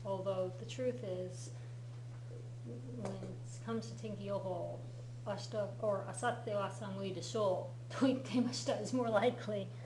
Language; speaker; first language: Japanese; non-native, fluent; English